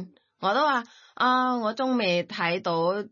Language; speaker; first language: Cantonese; non-native, fluent; Thai